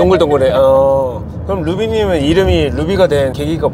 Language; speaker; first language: Korean; native; Korean